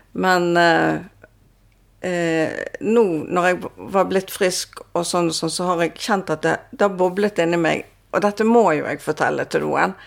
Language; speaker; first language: Norwegian; native; Norwegian